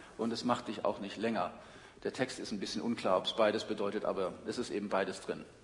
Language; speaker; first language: German; native; German